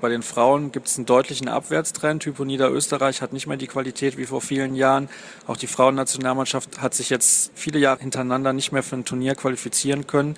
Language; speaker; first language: German; native; German